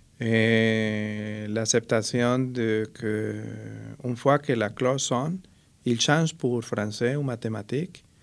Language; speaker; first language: French; non-native, fluent; Spanish